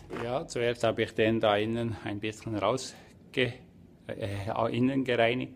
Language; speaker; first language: German; native; German